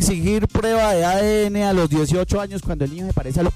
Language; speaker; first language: Spanish; native; Spanish